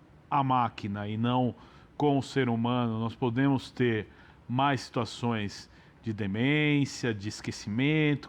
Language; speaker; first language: Portuguese; native; Portuguese